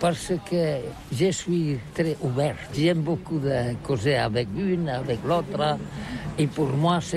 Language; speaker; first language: French; non-native, learner; Catalan